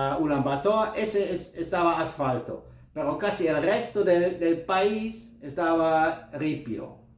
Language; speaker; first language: Spanish; non-native, learner; German